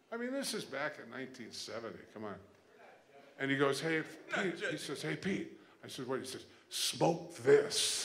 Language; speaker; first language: English; native; English